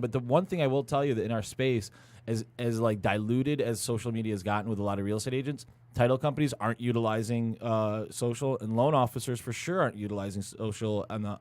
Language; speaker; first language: English; native; English